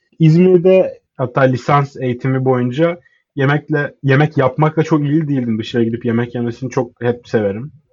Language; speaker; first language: Turkish; native; Turkish